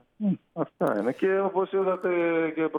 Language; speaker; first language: Greek; non-native, fluent; Russian